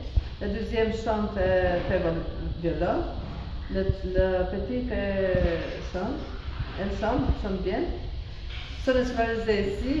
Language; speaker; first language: French; non-native, learner; Albanian